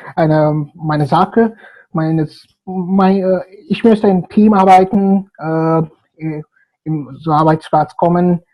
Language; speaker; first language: German; non-native, fluent; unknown